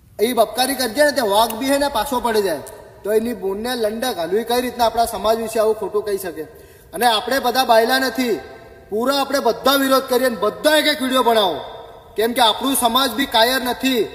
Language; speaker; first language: Gujarati; non-native, local second language; Bhili